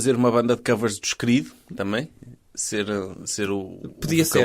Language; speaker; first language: Portuguese; native; Portuguese